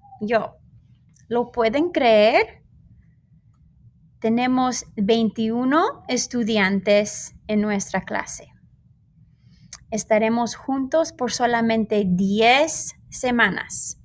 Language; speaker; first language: Spanish; non-native, fluent; English